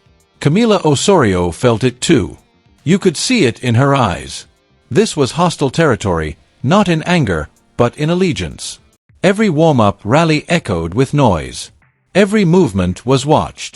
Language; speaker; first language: English; native; English